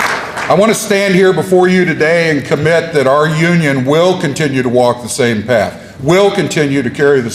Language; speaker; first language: English; native; English